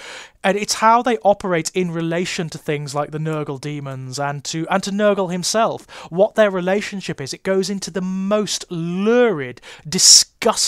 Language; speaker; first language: English; native; English